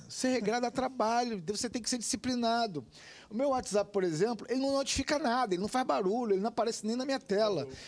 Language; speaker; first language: Portuguese; native; Portuguese